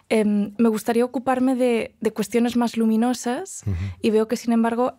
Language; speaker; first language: Spanish; non-native, local second language; Galician